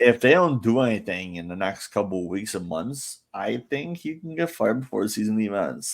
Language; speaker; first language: English; native; English